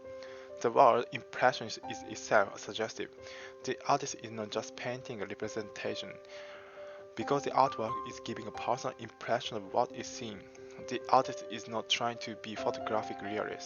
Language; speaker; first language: English; non-native, fluent; Japanese